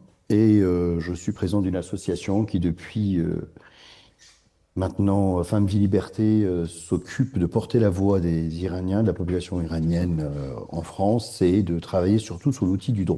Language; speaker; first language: French; non-native, fluent; Persian